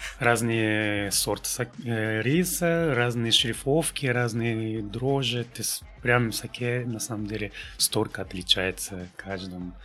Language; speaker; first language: Russian; non-native, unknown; Japanese